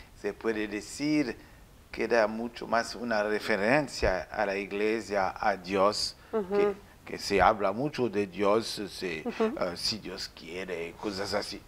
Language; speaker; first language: Spanish; non-native, learner; French